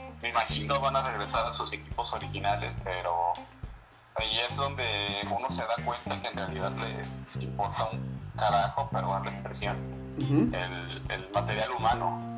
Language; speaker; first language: Spanish; native; Spanish